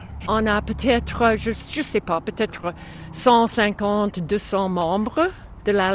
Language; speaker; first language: French; non-native, fluent; English